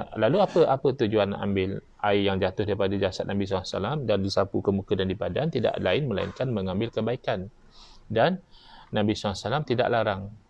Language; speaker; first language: Malay; native; Malay